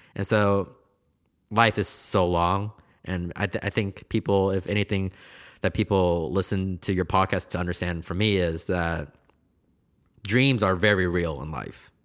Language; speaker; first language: English; native; English